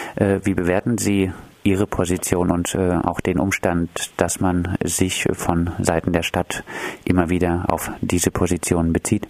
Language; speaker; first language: German; native; German